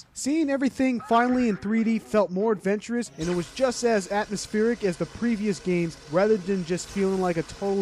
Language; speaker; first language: English; non-native, fluent; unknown